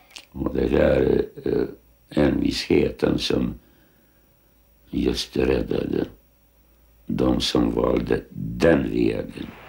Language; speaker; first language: Swedish; non-native, fluent; Lithuanian